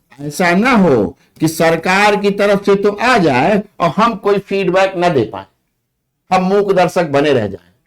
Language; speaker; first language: Hindi; native; Hindi